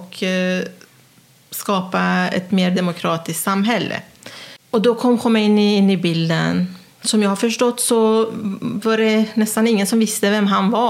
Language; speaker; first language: Swedish; non-native, fluent; Persian